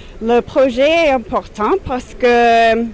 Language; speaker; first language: French; non-native, fluent; English